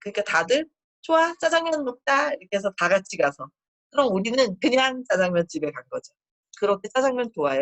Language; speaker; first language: Korean; native; Korean